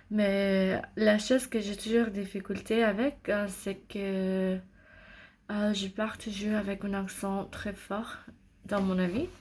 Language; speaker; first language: French; non-native, learner; English